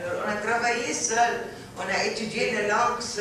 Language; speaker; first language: French; non-native, fluent; Arabic